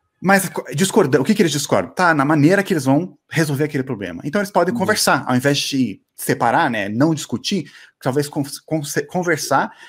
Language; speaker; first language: Portuguese; native; Portuguese